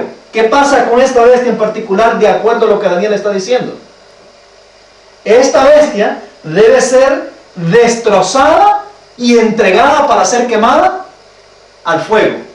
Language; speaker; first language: Spanish; native; Spanish